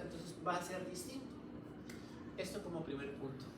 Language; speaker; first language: Spanish; native; Spanish